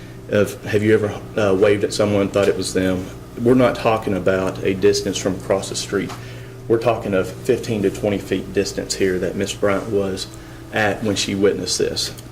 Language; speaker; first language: English; native; English